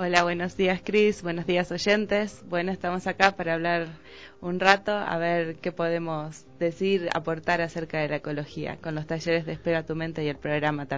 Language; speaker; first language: Spanish; native; Spanish